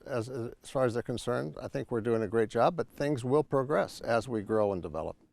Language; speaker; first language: English; native; English